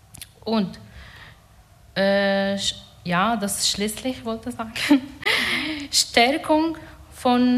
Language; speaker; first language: German; non-native, learner; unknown